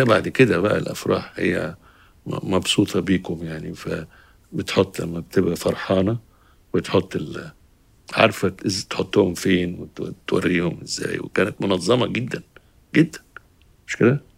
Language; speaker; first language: Arabic; native; Arabic